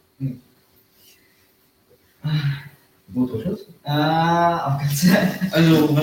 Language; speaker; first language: French; non-native, learner; German